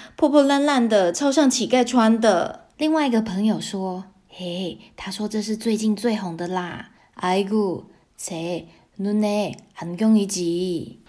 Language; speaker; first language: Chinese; native; Chinese